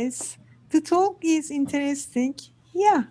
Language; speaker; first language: English; non-native, learner; Turkish